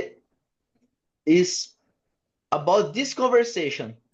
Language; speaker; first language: English; non-native, learner; Portuguese